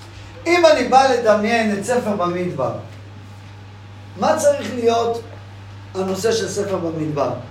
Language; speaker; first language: Hebrew; non-native, fluent; English